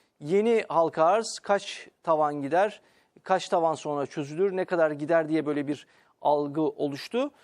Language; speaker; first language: Turkish; native; Turkish